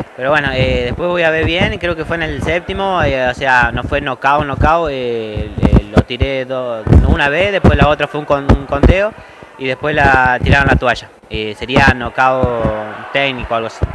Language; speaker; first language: Spanish; native; Spanish